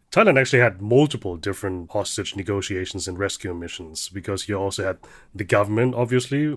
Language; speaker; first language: English; early bilingual, heritage; German